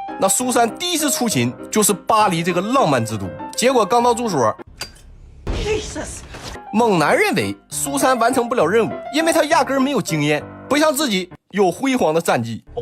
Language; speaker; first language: Chinese; native; Chinese